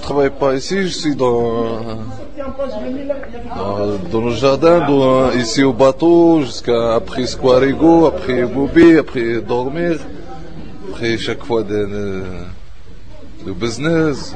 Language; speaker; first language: French; non-native, learner; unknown